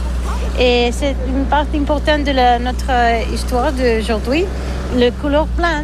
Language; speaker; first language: French; non-native, learner; Catalan